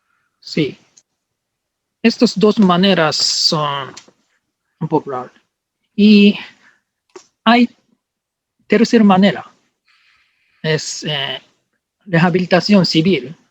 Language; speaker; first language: Spanish; non-native, learner; Japanese